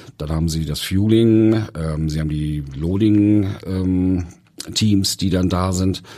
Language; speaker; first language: German; native; German